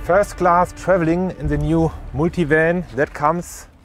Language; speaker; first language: English; non-native, fluent; German